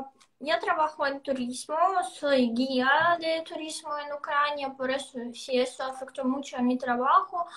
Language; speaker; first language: Spanish; non-native, fluent; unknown